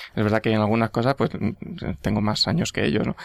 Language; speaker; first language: Spanish; native; Spanish